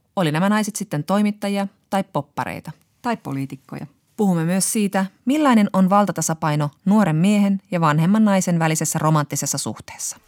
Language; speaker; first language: Finnish; native; Finnish